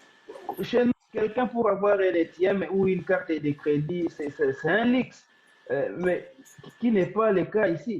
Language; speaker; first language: French; non-native, local second language; Swahili